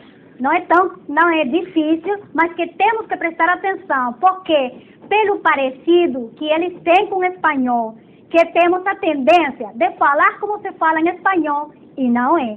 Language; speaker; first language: Portuguese; non-native, fluent; Spanish